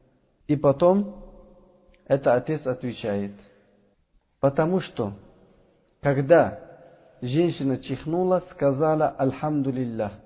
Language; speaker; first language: Russian; non-native, local second language; Uzbek